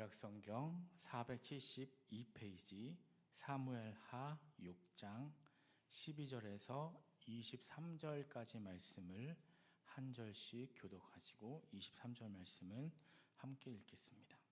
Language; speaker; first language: Korean; native; Korean